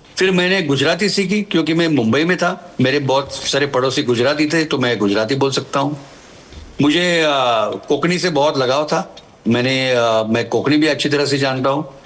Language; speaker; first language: Hindi; non-native, local second language; Marathi